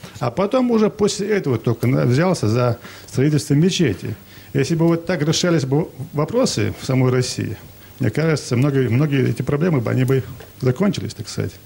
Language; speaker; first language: Russian; non-native, local second language; Chechen